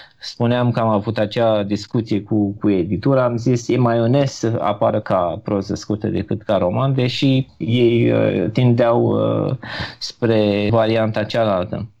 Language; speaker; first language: Romanian; native; Romanian